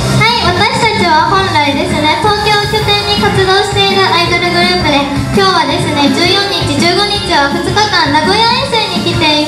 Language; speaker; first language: Japanese; native; Japanese